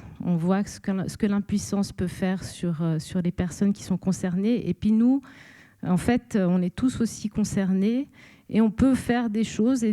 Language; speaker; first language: French; native; French